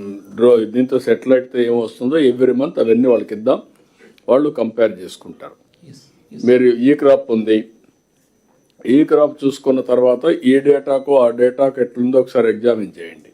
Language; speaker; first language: Telugu; native; Telugu